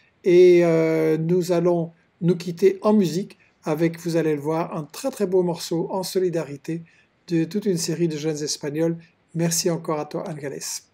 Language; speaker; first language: French; native; French